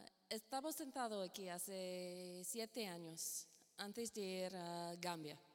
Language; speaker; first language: Spanish; non-native, learner; English